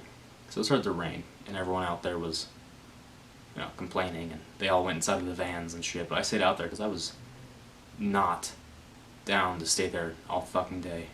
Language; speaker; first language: English; native; English